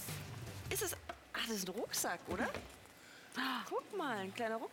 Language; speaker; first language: German; native; German